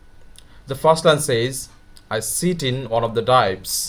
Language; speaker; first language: English; non-native, fluent; Bangla